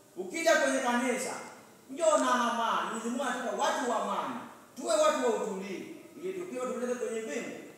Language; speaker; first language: Swahili; non-native, local second language; Luo (Kenya and Tanzania)